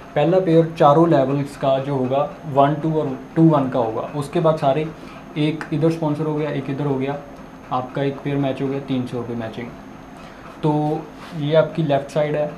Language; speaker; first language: Hindi; non-native, local second language; Punjabi